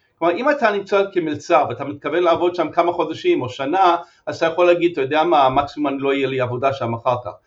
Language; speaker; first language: Hebrew; non-native, fluent; English